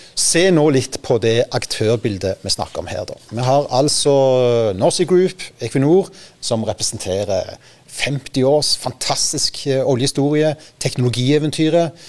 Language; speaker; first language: Norwegian; native; Norwegian